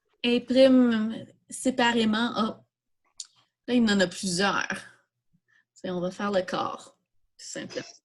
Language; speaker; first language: French; native; French